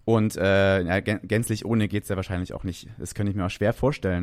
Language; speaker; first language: German; native; German